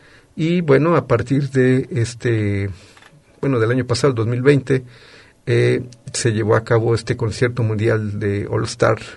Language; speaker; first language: Spanish; native; Spanish